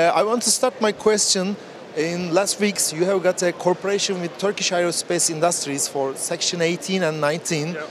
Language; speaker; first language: English; non-native, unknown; Turkish